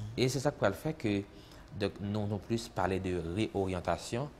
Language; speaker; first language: French; native; French